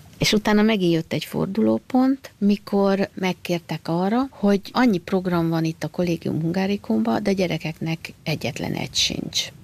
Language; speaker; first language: Hungarian; native; Hungarian